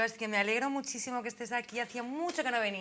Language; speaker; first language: Spanish; native; Spanish